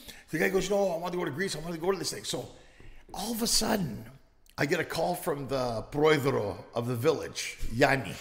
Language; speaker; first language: English; early bilingual, other home language; Greek